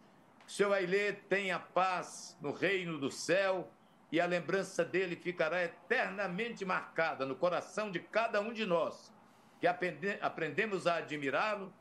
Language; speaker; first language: Portuguese; native; Portuguese